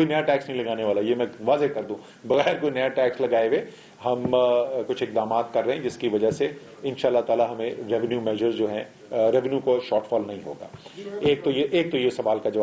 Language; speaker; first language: Urdu; native; Urdu